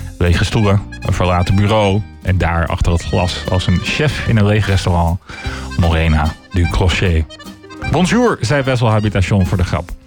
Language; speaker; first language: Dutch; native; Dutch